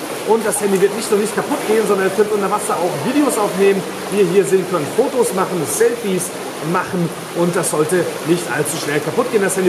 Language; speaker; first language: German; native; German